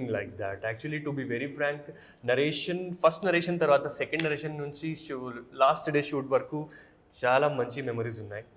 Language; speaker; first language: Telugu; non-native, fluent; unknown